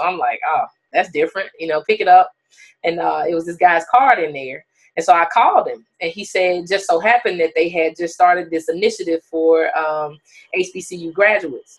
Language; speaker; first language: English; native; English